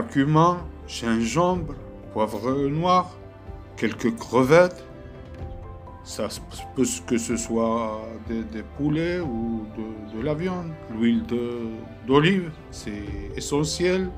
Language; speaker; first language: French; non-native, local second language; Arabic